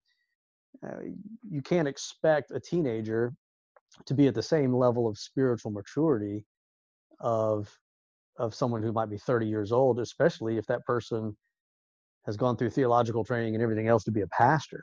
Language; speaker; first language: English; native; English